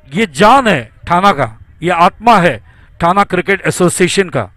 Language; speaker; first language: Hindi; non-native, local second language; Marathi